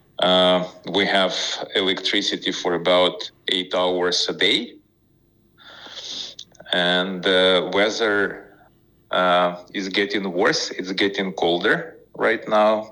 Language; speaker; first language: English; non-native, fluent; Ukrainian